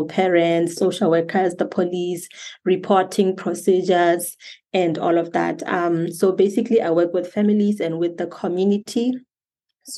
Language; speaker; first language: English; non-native, local second language; Tswana